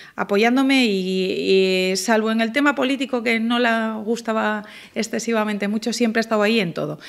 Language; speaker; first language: Spanish; native; Spanish